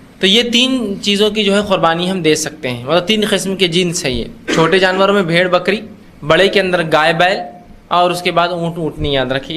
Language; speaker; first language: Urdu; native; Urdu